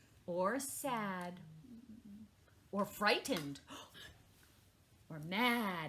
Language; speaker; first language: English; native; English